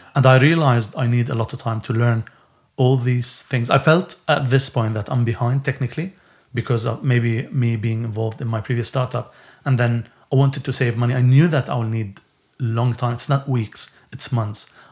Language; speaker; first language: English; non-native, fluent; Arabic